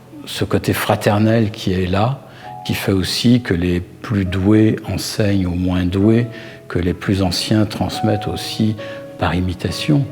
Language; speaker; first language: French; native; French